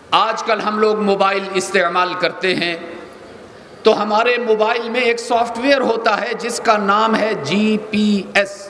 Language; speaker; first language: Urdu; native; Urdu